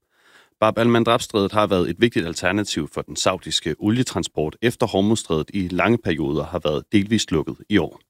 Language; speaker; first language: Danish; native; Danish